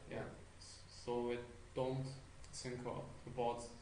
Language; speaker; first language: English; non-native, learner; Chinese